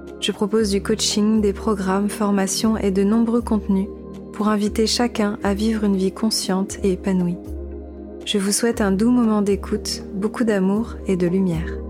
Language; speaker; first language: French; native; French